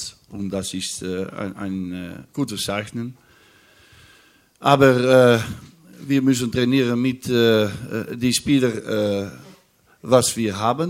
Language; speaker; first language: German; non-native, learner; Dutch